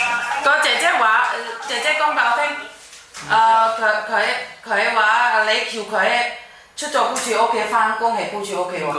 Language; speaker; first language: Cantonese; non-native, fluent; Indonesian